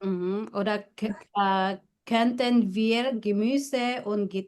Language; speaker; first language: German; non-native, fluent; Filipino